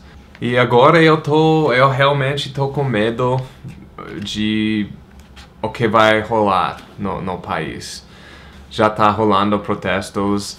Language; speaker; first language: Portuguese; non-native, fluent; English